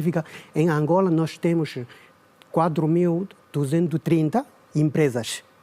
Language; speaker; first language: Portuguese; non-native, learner; Chinese